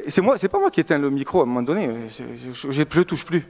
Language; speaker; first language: French; native; French